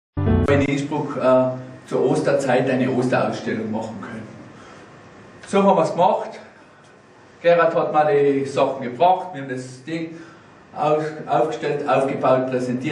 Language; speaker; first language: German; native; German